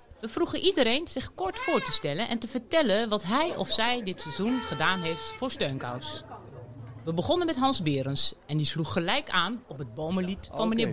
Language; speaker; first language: Dutch; native; Dutch